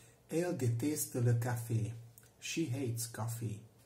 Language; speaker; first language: French; non-native, learner; Hungarian